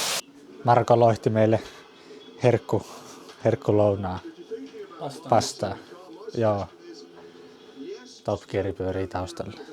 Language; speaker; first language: Finnish; native; Finnish